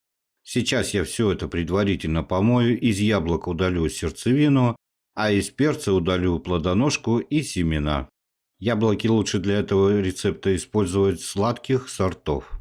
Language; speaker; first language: Russian; native; Russian